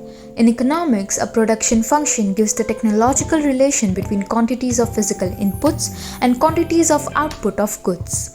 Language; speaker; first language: English; non-native, local second language; Gujarati